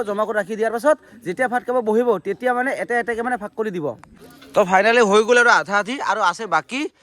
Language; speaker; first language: Assamese; non-native, local second language; Garo